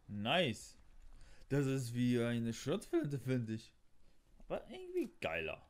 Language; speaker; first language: German; non-native, learner; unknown